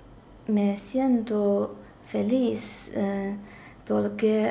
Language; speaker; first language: Spanish; non-native, learner; Chinese